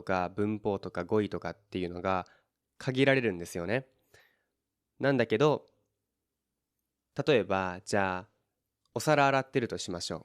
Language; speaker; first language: Japanese; native; Japanese